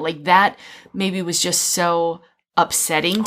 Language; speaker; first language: English; native; English